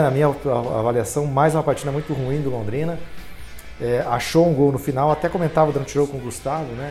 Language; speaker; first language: Portuguese; native; Portuguese